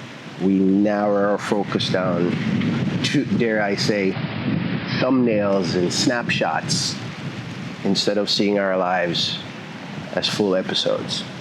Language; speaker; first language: English; native; English